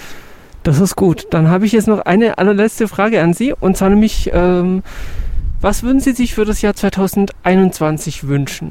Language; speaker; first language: German; native; German